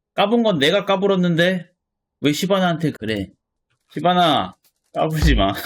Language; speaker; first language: Korean; native; Korean